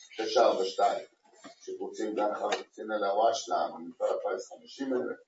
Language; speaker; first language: Hebrew; non-native, local second language; Arabic